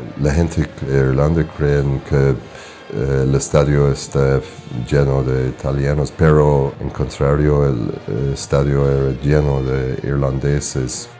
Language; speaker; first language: Spanish; non-native, learner; English